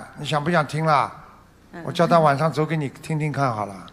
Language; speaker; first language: Chinese; non-native, local second language; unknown